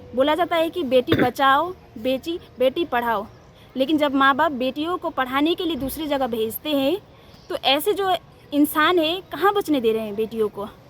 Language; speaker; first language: Hindi; native; Hindi